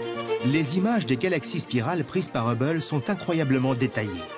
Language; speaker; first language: French; native; French